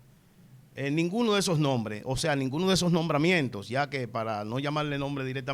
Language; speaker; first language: Spanish; native; Spanish